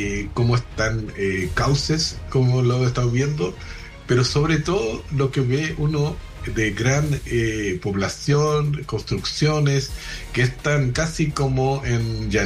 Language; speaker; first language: Spanish; non-native, fluent; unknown